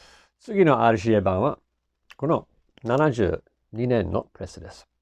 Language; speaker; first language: Japanese; non-native, fluent; English